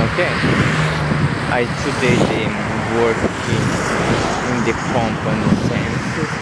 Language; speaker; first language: English; non-native, learner; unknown